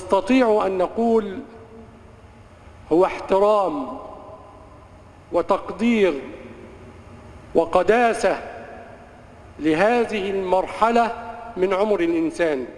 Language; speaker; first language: Arabic; native; Arabic